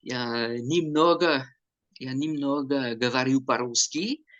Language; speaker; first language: Russian; non-native, learner; French